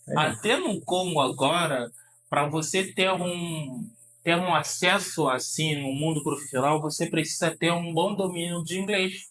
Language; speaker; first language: Portuguese; non-native, fluent; Lingala